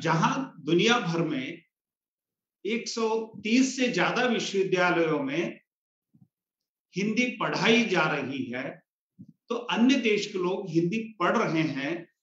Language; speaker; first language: Hindi; non-native, local second language; Kannada